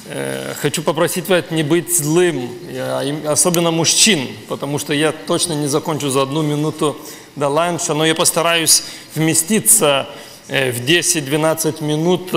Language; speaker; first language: Russian; non-native, learner; Lithuanian